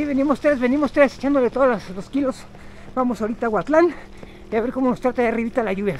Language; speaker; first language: Spanish; native; Spanish